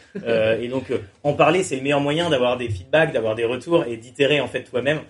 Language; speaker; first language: French; native; French